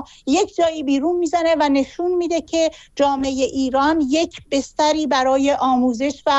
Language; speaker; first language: Persian; native; Persian